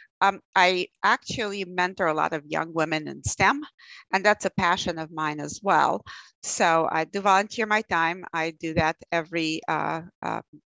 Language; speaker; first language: English; early bilingual, other home language; Russian